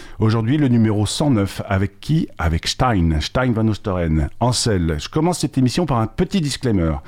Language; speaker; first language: French; native; French